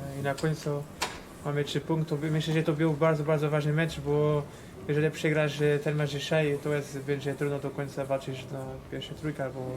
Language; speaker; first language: Polish; non-native, fluent; Portuguese